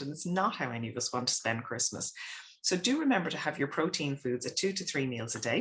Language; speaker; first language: English; native; English